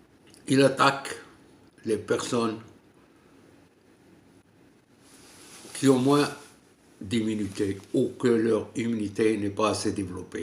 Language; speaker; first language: French; non-native, local second language; Arabic